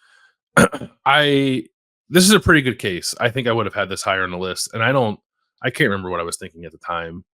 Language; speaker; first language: English; native; English